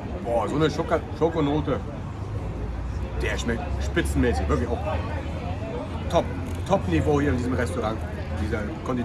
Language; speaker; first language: German; native; German